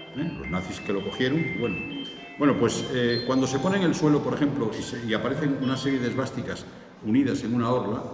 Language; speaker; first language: Spanish; native; Spanish